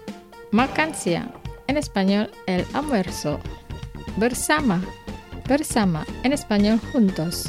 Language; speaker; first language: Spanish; non-native, fluent; Indonesian